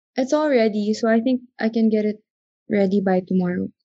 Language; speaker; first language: English; non-native, local second language; Filipino